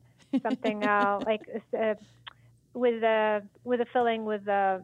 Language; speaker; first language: English; non-native, fluent; Polish